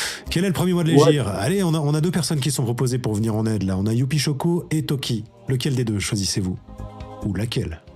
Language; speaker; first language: French; native; French